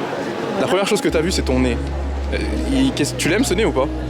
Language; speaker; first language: French; native; French